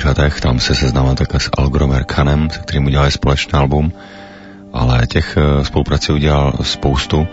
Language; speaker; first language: Czech; native; Czech